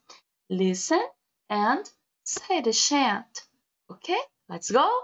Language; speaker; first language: English; non-native, learner; Portuguese